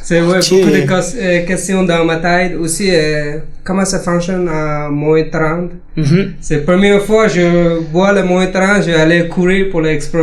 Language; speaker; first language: French; non-native, learner; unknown